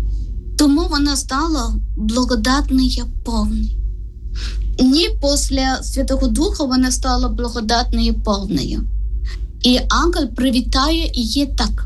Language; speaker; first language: Ukrainian; non-native, learner; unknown